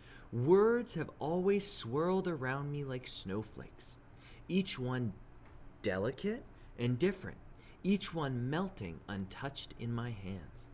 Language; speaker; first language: English; native; English